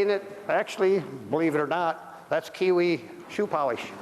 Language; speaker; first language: English; native; English